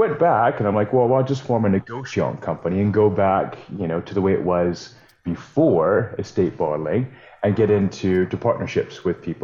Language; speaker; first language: English; native; English